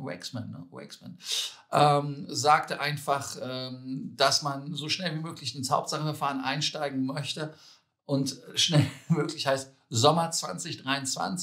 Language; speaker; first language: German; native; German